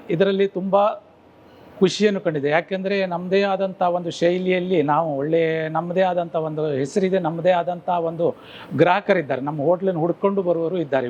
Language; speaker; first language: Kannada; native; Kannada